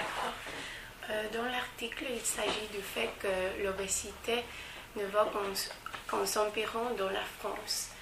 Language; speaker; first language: French; non-native, fluent; English